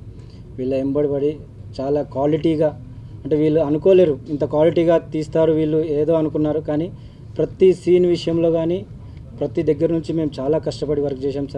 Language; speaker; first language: Telugu; native; Telugu